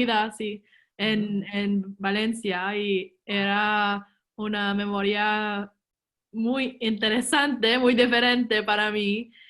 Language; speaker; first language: Spanish; non-native, learner; English